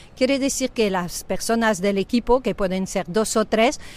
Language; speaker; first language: Spanish; non-native, fluent; French